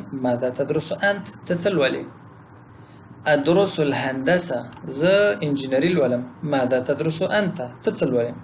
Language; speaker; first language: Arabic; non-native, fluent; Pashto